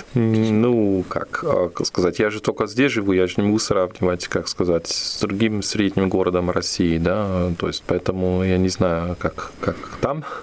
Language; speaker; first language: Russian; non-native, fluent; German